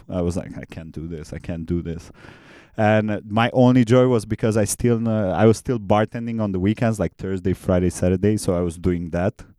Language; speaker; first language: English; non-native, fluent; Romanian